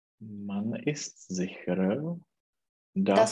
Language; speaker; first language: German; non-native, learner; Czech